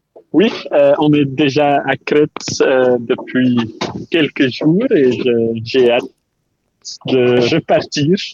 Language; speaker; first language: French; non-native, local second language; Dutch